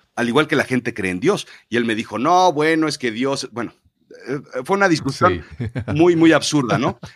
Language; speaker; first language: Spanish; native; Spanish